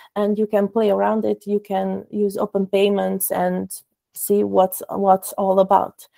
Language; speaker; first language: English; non-native, fluent; Romanian